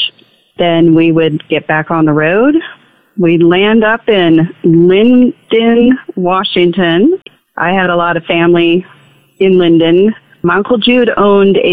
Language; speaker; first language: English; native; English